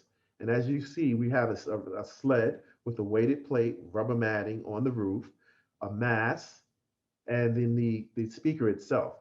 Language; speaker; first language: English; native; English